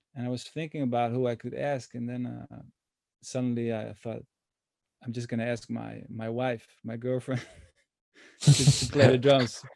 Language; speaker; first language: English; non-native, fluent; Dutch